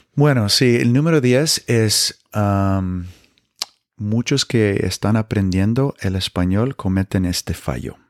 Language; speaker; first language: Spanish; non-native, fluent; English